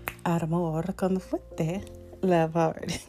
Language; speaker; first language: Spanish; non-native, learner; English